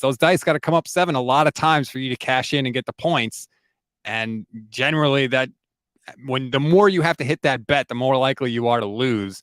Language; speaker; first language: English; native; English